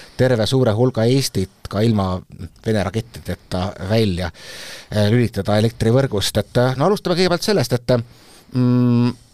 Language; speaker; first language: Estonian; native; Estonian